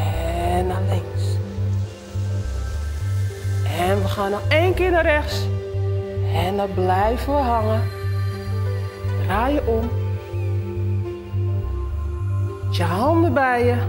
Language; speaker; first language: Dutch; native; Dutch